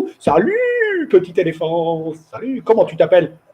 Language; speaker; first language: French; non-native, fluent; English